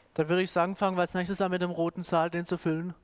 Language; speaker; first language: German; native; German